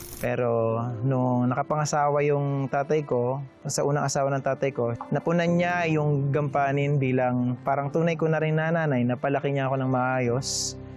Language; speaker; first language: Filipino; native; Filipino